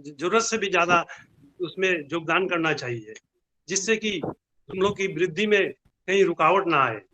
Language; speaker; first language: Hindi; non-native, local second language; Bangla